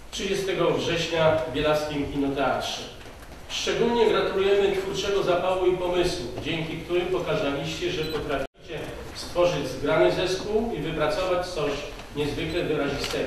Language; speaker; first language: Polish; native; Polish